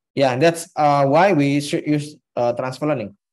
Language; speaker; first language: English; non-native, fluent; Indonesian